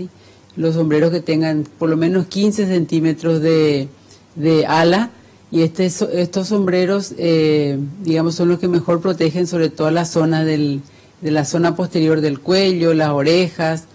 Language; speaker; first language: Spanish; native; Spanish